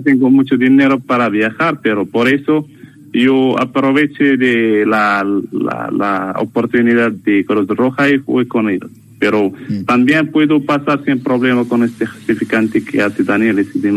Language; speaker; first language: Spanish; non-native, learner; Arabic